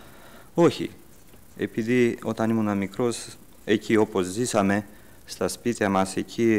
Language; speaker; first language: Greek; early bilingual, heritage; Greek